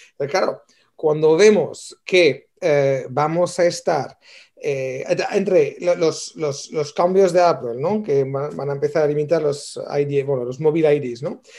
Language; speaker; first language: Spanish; non-native, fluent; French